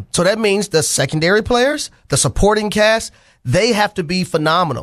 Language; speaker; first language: English; native; English